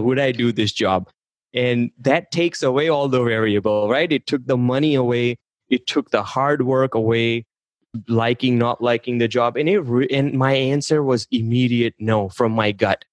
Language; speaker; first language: English; non-native, local second language; Gujarati